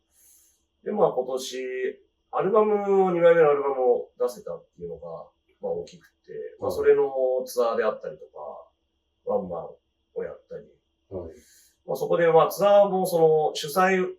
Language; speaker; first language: Japanese; native; Japanese